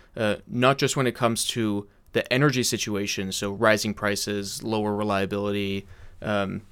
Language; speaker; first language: English; early bilingual, heritage; English